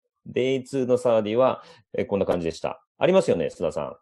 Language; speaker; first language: Japanese; native; Japanese